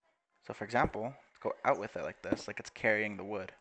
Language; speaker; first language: English; native; English